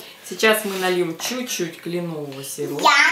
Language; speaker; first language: Russian; native; Russian